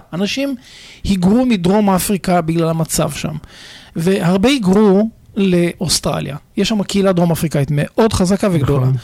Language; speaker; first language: Hebrew; native; Hebrew